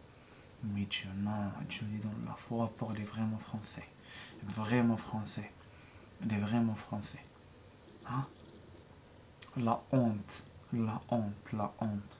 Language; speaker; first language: French; non-native, learner; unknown